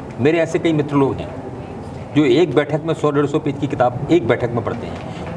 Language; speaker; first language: Hindi; native; Hindi